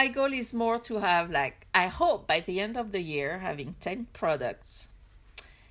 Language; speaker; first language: English; non-native, fluent; French